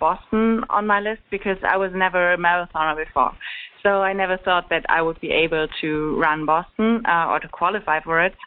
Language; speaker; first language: English; non-native, fluent; German